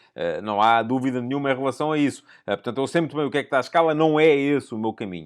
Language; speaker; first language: Portuguese; native; Portuguese